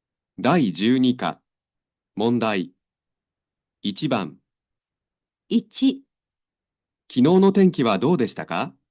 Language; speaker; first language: Japanese; non-native, learner; Indonesian